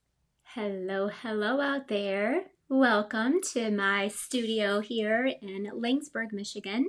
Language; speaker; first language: English; native; English